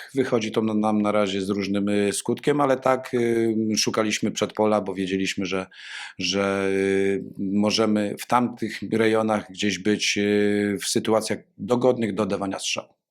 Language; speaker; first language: Polish; native; Polish